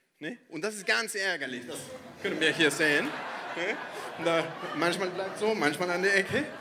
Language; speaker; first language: German; non-native, fluent; Spanish